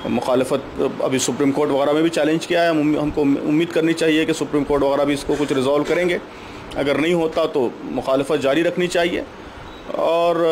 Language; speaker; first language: Urdu; native; Urdu